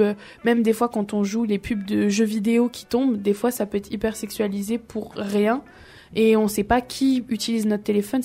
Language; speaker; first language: French; native; French